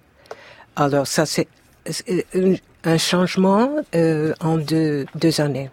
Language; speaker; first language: French; non-native, fluent; English